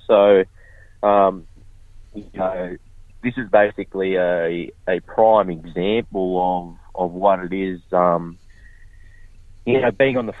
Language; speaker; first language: English; native; English